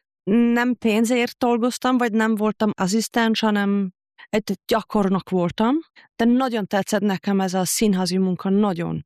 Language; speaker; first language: Hungarian; non-native, learner; German